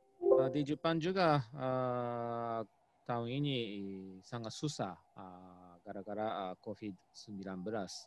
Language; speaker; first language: Indonesian; non-native, fluent; Japanese